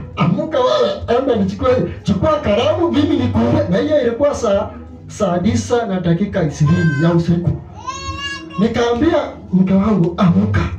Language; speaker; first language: Swahili; non-native, local second language; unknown